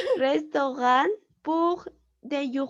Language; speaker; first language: French; non-native, learner; Spanish